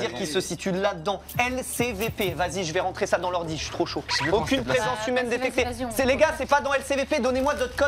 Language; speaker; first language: French; native; French